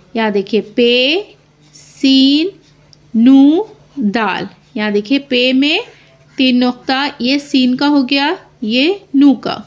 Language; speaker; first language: Hindi; native; Hindi